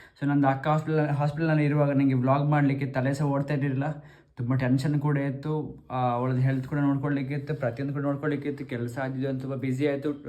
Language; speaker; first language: Kannada; non-native, local second language; Tulu